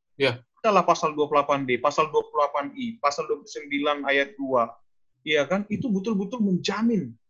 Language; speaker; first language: Indonesian; non-native, local second language; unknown